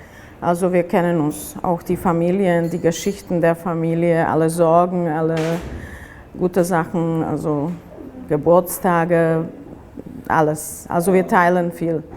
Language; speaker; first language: German; non-native, fluent; Slovak